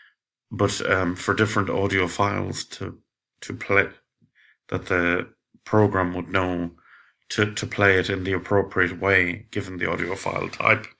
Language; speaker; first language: English; native; English